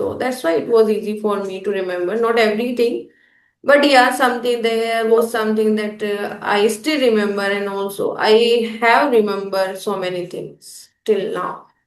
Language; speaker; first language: English; non-native, local second language; Hindi